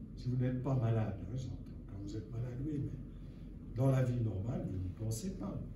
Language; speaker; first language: French; native; French